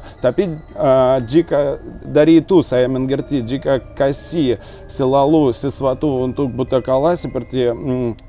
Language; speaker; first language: Indonesian; non-native, learner; Russian